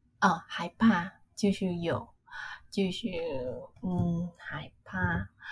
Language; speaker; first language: Chinese; non-native, learner; Vietnamese